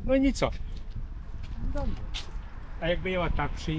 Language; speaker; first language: Polish; non-native, learner; Ukrainian